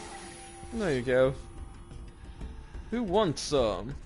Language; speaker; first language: English; native; English